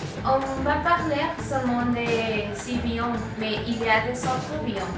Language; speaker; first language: French; non-native, learner; Spanish